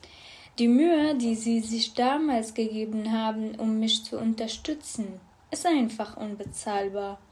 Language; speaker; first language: German; non-native, fluent; Arabic